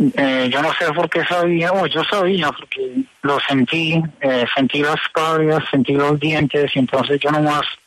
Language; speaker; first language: Spanish; early bilingual, heritage; Spanish